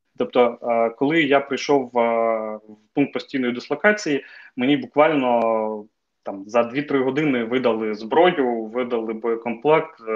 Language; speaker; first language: Ukrainian; native; Ukrainian